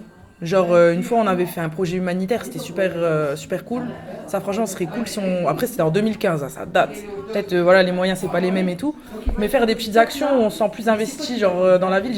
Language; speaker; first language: French; native; French